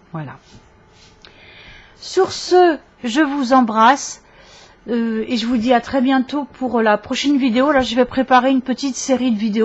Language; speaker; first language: French; native; French